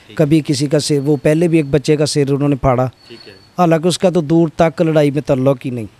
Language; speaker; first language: Urdu; non-native, local second language; Punjabi